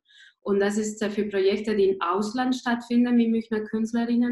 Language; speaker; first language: German; non-native, fluent; Spanish